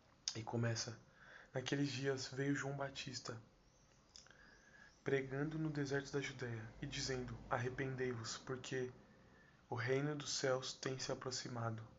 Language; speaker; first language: Portuguese; native; Portuguese